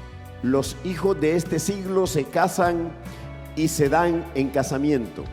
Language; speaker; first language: Spanish; native; Spanish